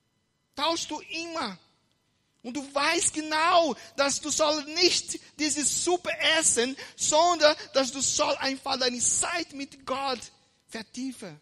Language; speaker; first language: German; non-native, fluent; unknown